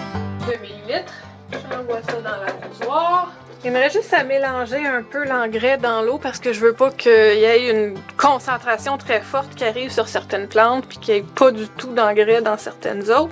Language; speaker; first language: French; native; French